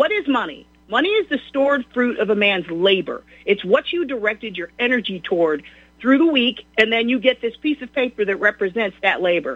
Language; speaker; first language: English; native; English